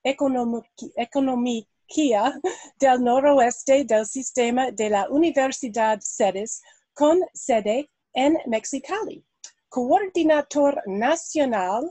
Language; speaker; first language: Spanish; non-native, learner; English